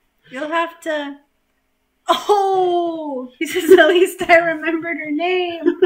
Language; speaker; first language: English; native; English